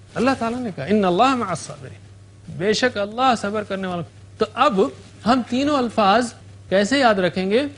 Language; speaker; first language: Urdu; native; Urdu